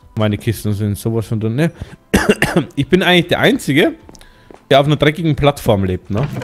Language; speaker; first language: German; native; German